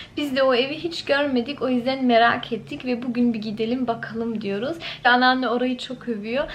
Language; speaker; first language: Turkish; early bilingual, heritage; Turkish